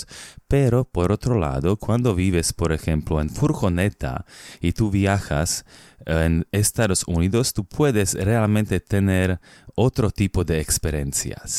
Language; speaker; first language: Spanish; non-native, fluent; Slovak